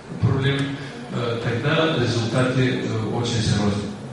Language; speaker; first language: Russian; non-native, learner; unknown